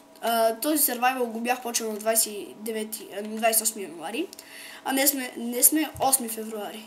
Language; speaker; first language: Bulgarian; native; Bulgarian